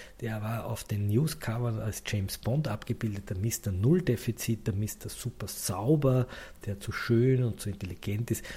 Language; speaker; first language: German; native; German